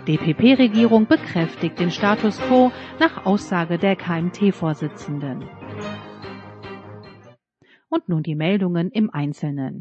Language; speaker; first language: German; native; German